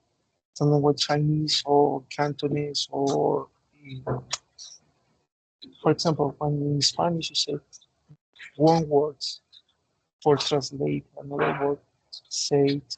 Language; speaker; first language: English; non-native, learner; Spanish